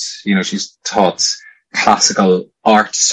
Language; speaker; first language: English; native; English